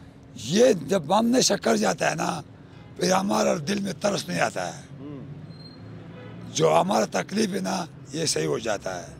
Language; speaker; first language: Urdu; non-native, local second language; Pashto